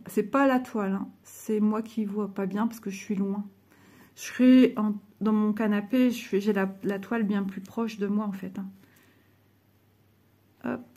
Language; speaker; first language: French; native; French